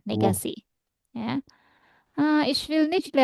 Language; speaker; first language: German; non-native, fluent; Indonesian